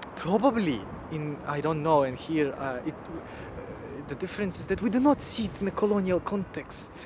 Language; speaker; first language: English; non-native, fluent; Russian